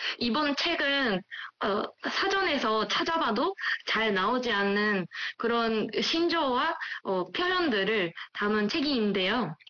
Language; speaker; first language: Korean; non-native, fluent; Japanese